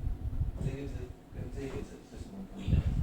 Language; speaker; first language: Chinese; non-native, fluent; English